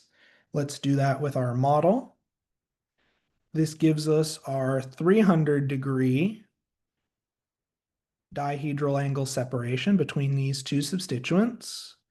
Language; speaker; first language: English; native; English